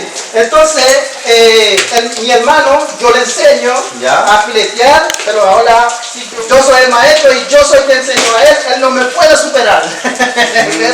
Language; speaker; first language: Spanish; non-native, learner; Haitian Creole